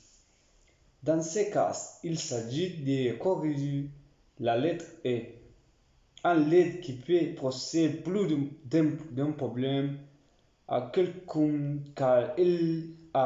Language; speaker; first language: French; non-native, learner; Spanish